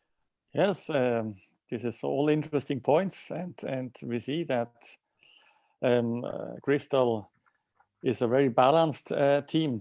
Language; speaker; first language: English; non-native, fluent; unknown